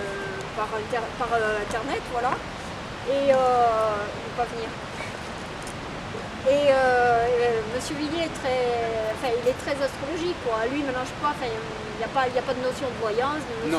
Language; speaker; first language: French; native; French